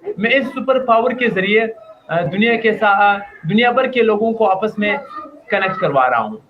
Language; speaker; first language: Urdu; non-native, local second language; Pashto